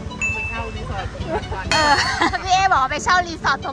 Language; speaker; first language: Thai; native; Thai